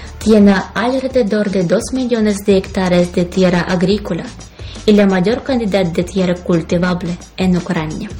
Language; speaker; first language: Spanish; non-native, fluent; Ukrainian